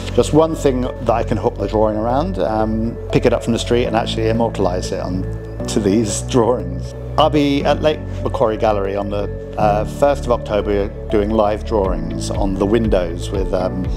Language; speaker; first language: English; native; English